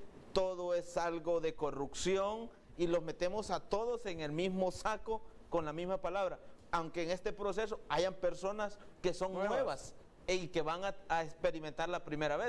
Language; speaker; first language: Spanish; native; Spanish